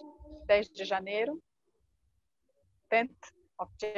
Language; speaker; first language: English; non-native, fluent; Portuguese